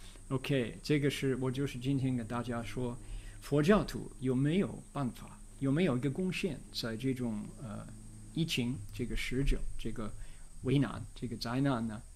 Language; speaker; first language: Chinese; non-native, fluent; English